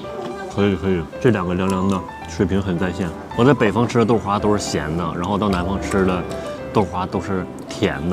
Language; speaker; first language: Chinese; native; Chinese